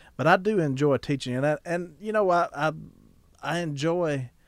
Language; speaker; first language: English; native; English